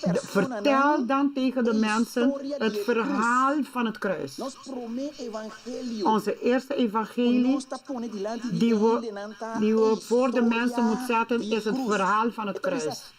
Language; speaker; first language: Dutch; non-native, local second language; Papiamento